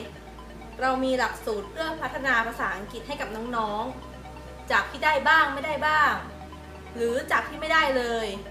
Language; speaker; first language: Thai; native; Thai